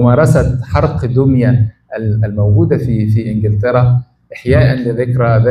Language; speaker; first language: Arabic; native; Arabic